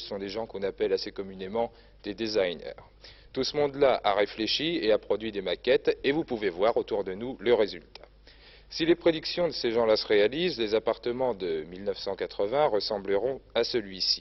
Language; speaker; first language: French; native; French